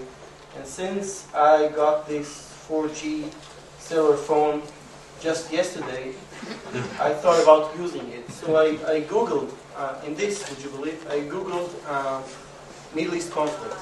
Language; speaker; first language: English; non-native, fluent; Hebrew